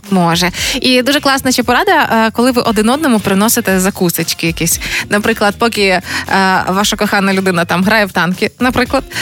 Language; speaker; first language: Ukrainian; native; Ukrainian